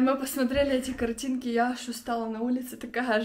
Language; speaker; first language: Russian; native; Russian